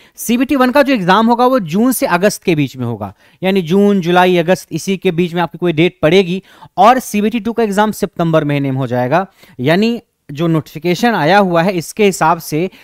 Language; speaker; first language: Hindi; native; Hindi